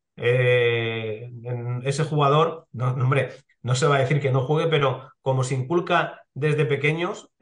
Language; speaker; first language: Spanish; native; Spanish